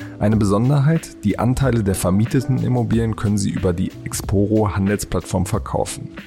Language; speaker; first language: German; native; German